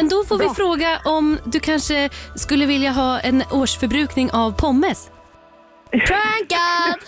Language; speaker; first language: Swedish; native; Swedish